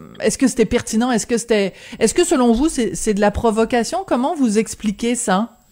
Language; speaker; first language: French; native; French